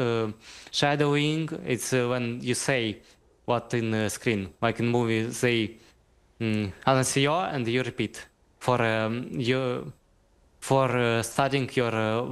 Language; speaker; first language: English; non-native, learner; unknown